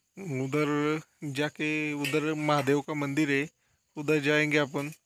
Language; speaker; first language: Hindi; non-native, local second language; Marathi